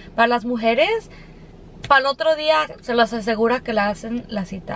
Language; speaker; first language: Spanish; early bilingual, heritage; Spanish